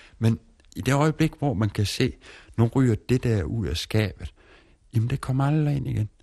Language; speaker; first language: Danish; native; Danish